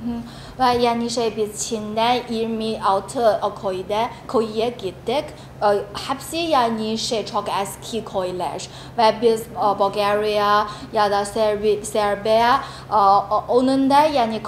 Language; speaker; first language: Turkish; non-native, learner; Chinese